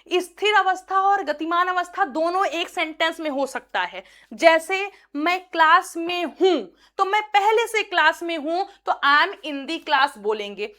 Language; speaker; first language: Hindi; native; Hindi